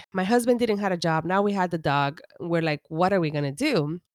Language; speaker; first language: English; non-native, fluent; Spanish